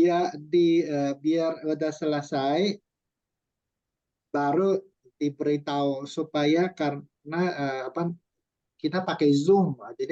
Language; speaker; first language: Indonesian; non-native, fluent; Chinese